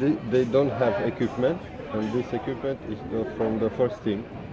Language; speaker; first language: English; non-native, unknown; Romanian